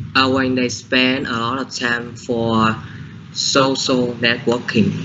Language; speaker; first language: English; non-native, learner; Vietnamese